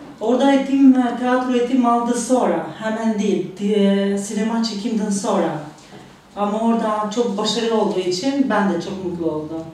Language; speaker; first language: Turkish; non-native, learner; Albanian